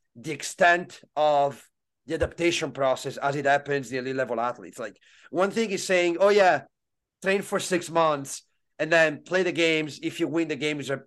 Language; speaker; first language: English; non-native, fluent; Italian